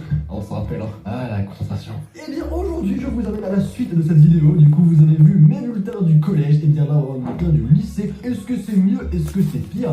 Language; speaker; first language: French; native; French